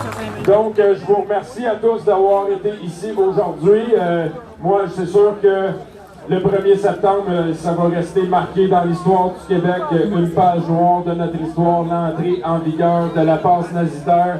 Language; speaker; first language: French; native; French